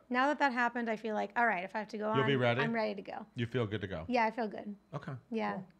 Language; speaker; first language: English; native; English